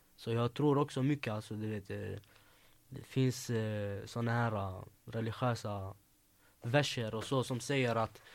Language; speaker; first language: Swedish; early bilingual, other home language; Arabic